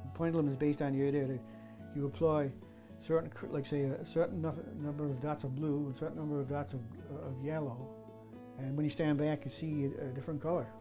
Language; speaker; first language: English; native; English